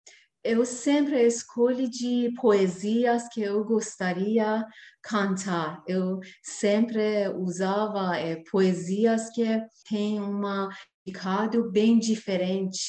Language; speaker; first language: Portuguese; non-native, learner; Persian